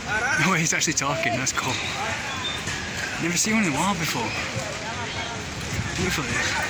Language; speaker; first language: English; native; English